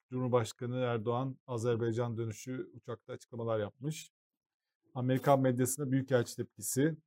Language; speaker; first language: Turkish; native; Turkish